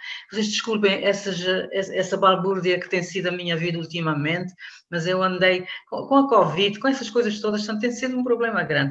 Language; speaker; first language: Portuguese; non-native, local second language; Kabuverdianu